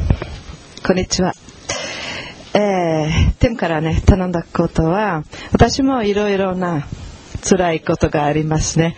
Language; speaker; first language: Japanese; non-native, fluent; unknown